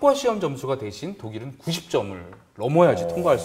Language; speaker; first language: Korean; native; Korean